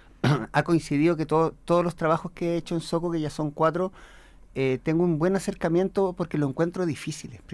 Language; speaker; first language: Spanish; native; Spanish